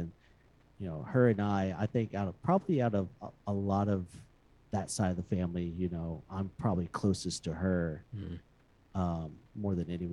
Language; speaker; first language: English; native; English